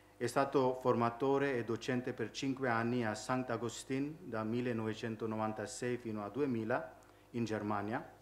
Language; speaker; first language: Italian; non-native, fluent; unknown